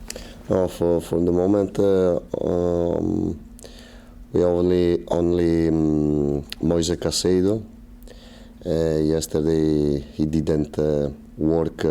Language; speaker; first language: English; non-native, learner; Italian